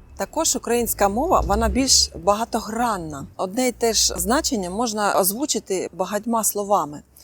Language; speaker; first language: Ukrainian; non-native, local second language; Russian